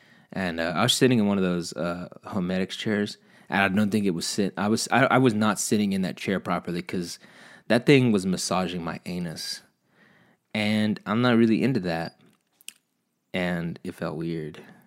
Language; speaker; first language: English; early bilingual, other home language; Spanish